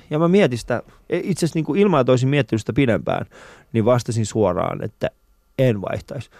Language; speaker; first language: Finnish; early bilingual, other home language; Persian